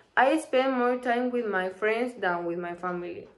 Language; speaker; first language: English; non-native, learner; Spanish